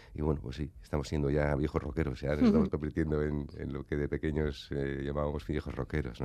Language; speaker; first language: Spanish; native; Spanish